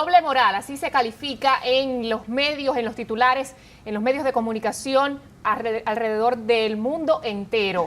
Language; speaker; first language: Spanish; native; Spanish